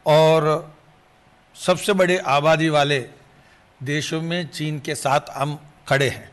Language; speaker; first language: Hindi; non-native, local second language; Telugu